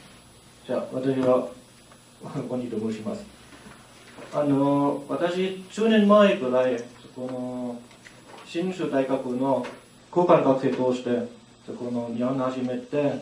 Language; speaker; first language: Japanese; non-native, learner; German